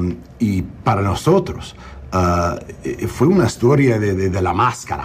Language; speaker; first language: Spanish; non-native, learner; English